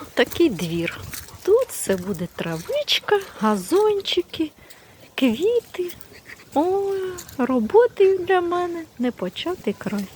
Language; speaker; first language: Ukrainian; native; Ukrainian